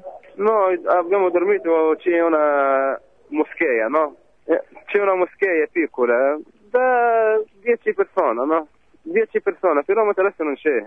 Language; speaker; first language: Italian; non-native, fluent; Arabic